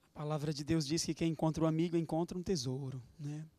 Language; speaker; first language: Portuguese; native; Portuguese